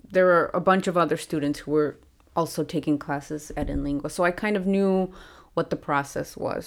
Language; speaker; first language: English; native; English